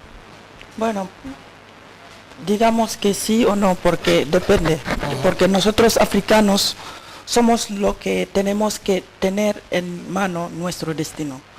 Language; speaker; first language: Spanish; non-native, learner; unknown